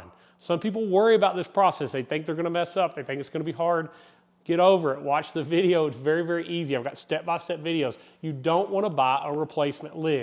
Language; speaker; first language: English; native; English